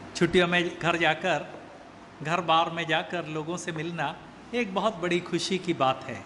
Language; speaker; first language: Hindi; native; Hindi